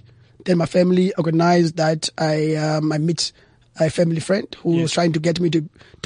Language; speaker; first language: English; non-native, local second language; Xhosa